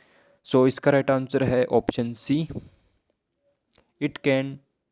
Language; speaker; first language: Hindi; native; Hindi